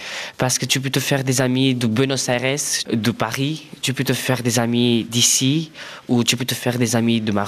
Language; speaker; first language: French; non-native, fluent; Romanian